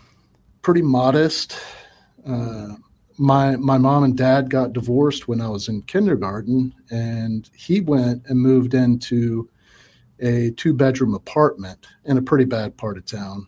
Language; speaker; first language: English; native; English